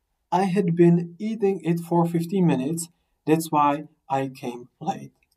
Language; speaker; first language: English; non-native, fluent; Czech